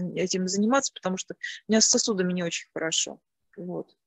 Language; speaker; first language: Russian; native; Russian